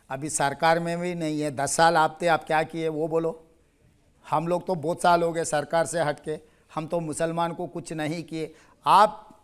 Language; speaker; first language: Hindi; non-native, local second language; Telugu